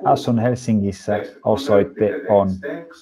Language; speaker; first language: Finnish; non-native, fluent; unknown